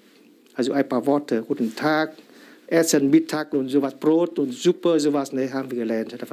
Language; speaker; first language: German; non-native, learner; Vietnamese